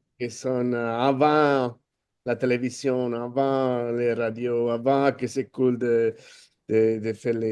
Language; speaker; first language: French; non-native, fluent; Spanish